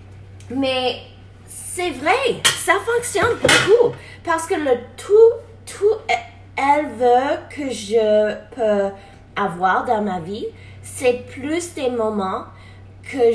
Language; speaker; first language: French; non-native, learner; English